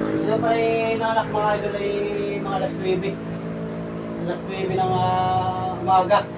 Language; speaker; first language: Filipino; native; Filipino